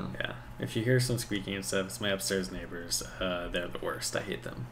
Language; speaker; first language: English; native; English